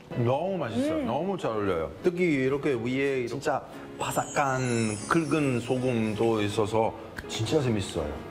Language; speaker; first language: Korean; non-native, fluent; Italian